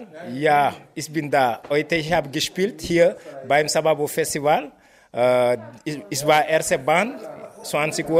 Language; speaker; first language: German; non-native, learner; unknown